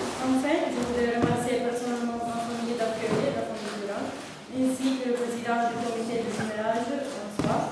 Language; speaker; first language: French; non-native, learner; Italian